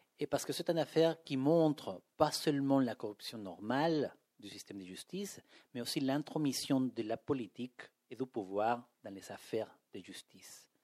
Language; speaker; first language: French; non-native, fluent; Spanish